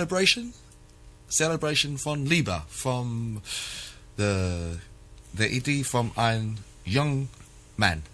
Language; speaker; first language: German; non-native, learner; English